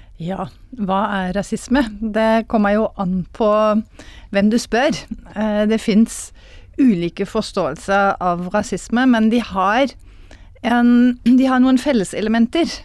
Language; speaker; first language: Norwegian; non-native, fluent; German